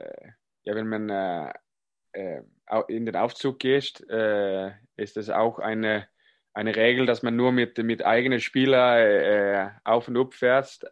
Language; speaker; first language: German; non-native, fluent; Danish